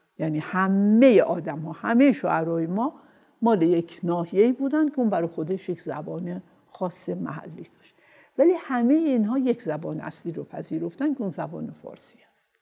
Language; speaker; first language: Persian; non-native, local second language; Azerbaijani